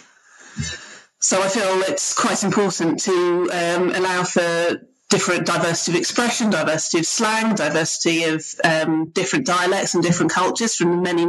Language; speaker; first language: English; native; English